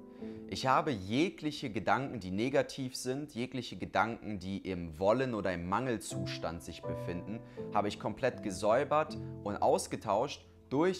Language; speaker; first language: German; native; German